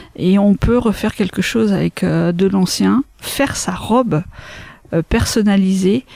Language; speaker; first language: French; native; French